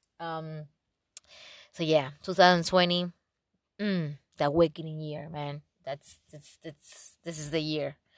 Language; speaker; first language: English; non-native, fluent; Spanish